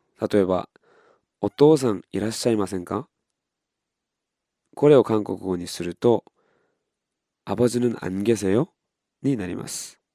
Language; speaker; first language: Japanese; non-native, fluent; Korean